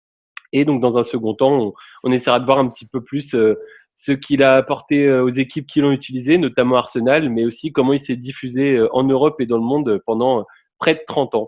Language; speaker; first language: French; native; French